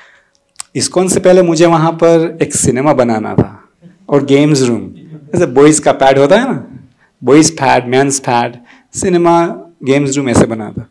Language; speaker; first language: Hindi; early bilingual, heritage; Hindi